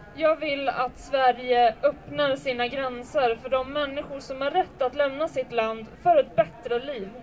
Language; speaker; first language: Swedish; early bilingual, other home language; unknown